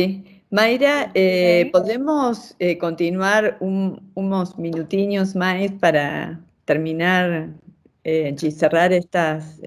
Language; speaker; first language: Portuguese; non-native, fluent; Spanish